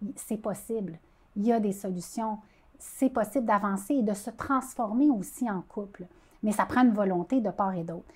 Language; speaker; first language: French; native; French